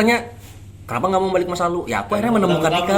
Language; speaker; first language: Indonesian; native; Indonesian